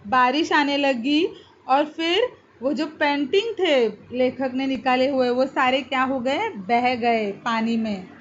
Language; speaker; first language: Hindi; non-native, local second language; Marathi